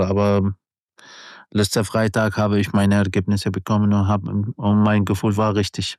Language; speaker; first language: German; non-native, learner; Arabic